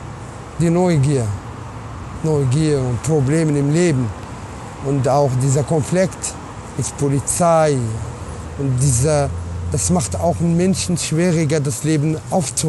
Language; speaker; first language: German; non-native, learner; Arabic